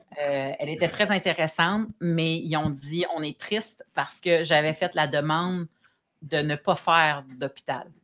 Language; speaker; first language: French; native; French